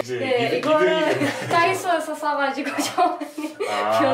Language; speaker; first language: Korean; non-native, learner; Persian